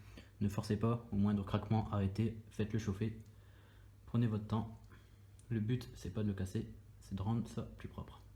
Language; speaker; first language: French; native; French